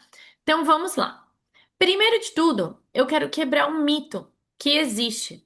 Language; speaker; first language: Portuguese; non-native, fluent; Spanish